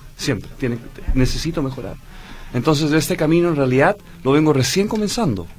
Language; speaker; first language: Spanish; early bilingual, heritage; Spanish